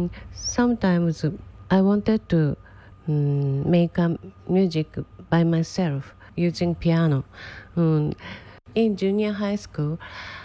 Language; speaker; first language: English; non-native, learner; Japanese